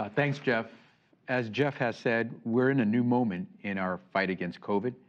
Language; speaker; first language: English; early bilingual, other home language; Spanish